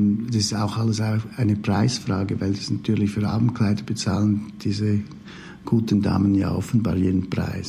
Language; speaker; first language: German; native; German